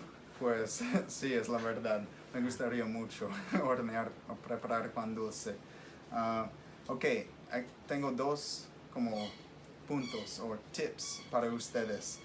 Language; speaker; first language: Spanish; non-native, fluent; English